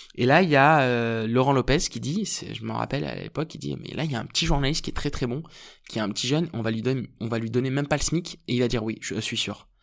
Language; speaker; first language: French; early bilingual, other home language; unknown